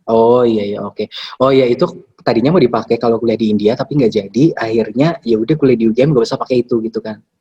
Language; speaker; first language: Indonesian; native; Indonesian